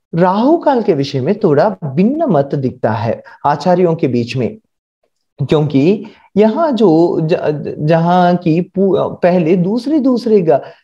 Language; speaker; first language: Hindi; non-native, local second language; Marathi